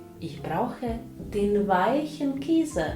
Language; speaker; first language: German; non-native, fluent; Ukrainian